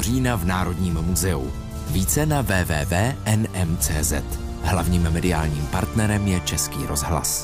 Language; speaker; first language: Czech; native; Czech